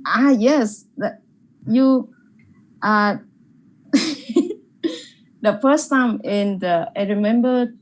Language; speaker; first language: English; non-native, learner; Vietnamese